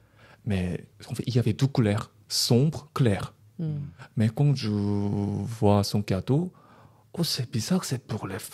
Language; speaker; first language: French; non-native, learner; Korean